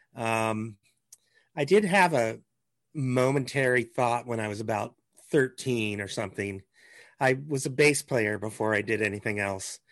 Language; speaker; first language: English; native; English